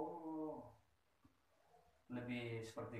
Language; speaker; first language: Indonesian; native; Indonesian